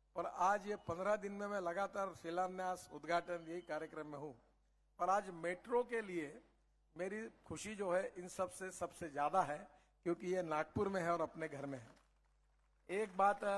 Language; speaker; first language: Hindi; non-native, local second language; Marathi